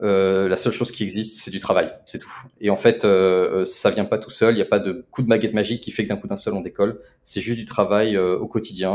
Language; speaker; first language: French; native; French